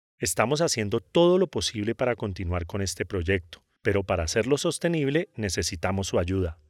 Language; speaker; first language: Spanish; native; Spanish